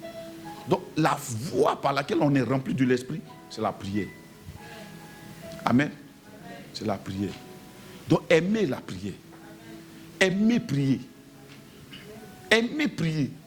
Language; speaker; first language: French; native; French